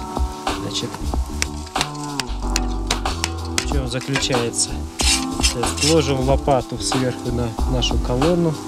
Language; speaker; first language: Russian; native; Russian